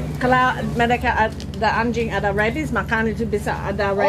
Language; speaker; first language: Indonesian; non-native, learner; English